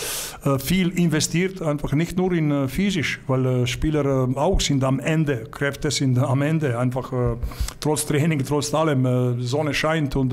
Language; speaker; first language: German; non-native, learner; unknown